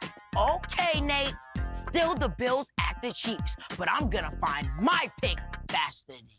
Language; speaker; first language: English; native; English